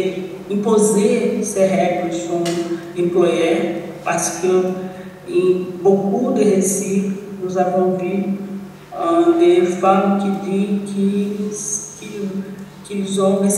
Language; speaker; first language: French; non-native, learner; Portuguese